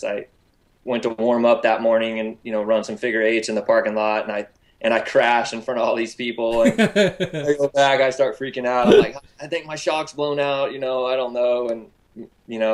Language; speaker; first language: English; native; English